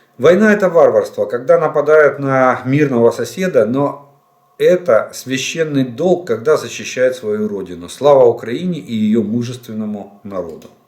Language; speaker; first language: Russian; native; Russian